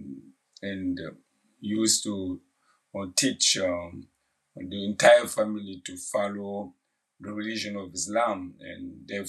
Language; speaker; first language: English; non-native, fluent; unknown